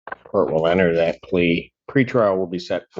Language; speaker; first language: English; native; English